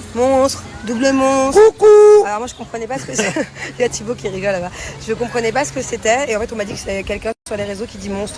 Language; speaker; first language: French; native; French